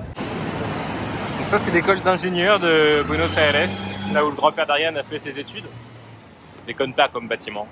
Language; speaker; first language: French; native; French